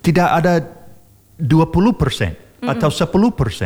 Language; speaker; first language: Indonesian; non-native, learner; English